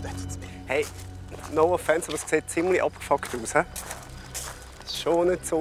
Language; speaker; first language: German; native; German